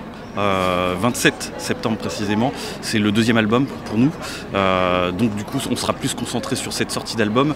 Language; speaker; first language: French; native; French